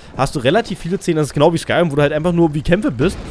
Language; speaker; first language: German; native; German